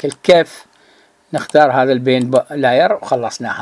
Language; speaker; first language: Arabic; native; Arabic